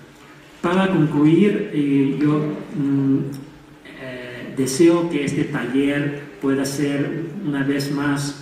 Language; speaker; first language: Spanish; non-native, fluent; Chinese